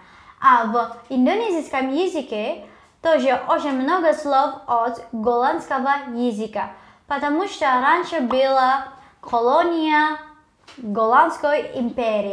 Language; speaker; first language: Russian; non-native, learner; Indonesian